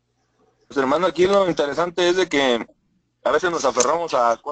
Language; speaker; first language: Spanish; native; Spanish